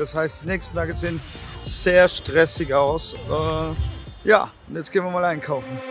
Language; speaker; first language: German; native; German